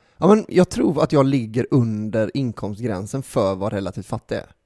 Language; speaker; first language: Swedish; native; Swedish